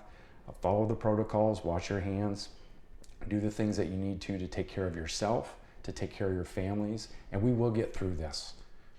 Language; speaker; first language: English; native; English